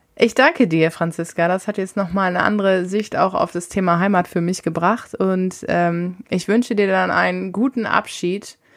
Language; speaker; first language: German; native; German